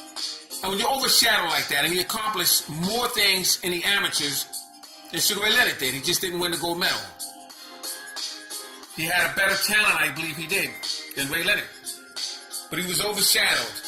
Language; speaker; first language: English; native; English